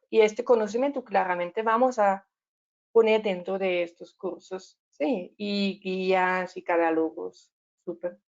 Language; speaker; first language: Spanish; non-native, learner; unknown